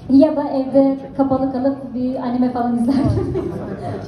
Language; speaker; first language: Japanese; non-native, fluent; Turkish